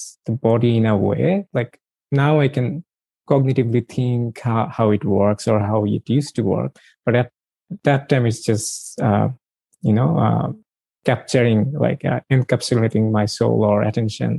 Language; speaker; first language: English; non-native, local second language; Bangla